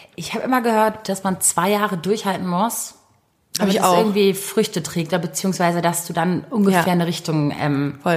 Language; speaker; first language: German; native; German